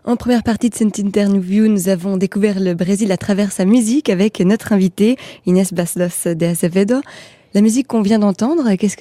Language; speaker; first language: French; native; French